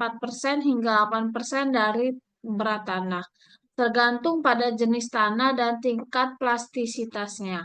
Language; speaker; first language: Indonesian; native; Indonesian